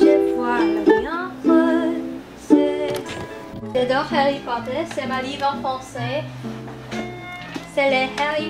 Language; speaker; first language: French; non-native, learner; Filipino